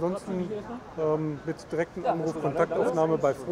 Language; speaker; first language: German; native; German